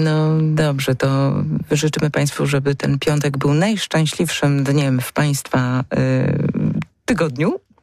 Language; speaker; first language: Polish; native; Polish